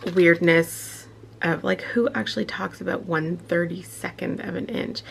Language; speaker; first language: English; native; English